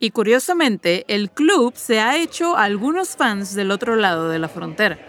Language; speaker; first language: Spanish; native; Spanish